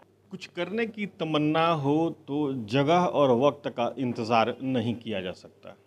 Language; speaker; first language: Hindi; native; Hindi